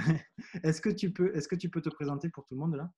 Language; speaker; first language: French; native; French